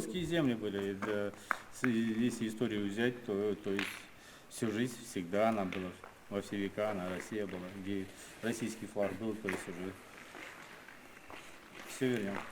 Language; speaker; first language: Russian; native; Russian